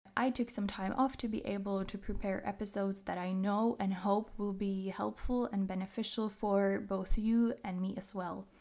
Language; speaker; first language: English; non-native, fluent; Czech